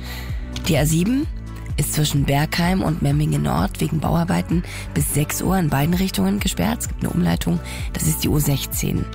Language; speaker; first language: German; native; German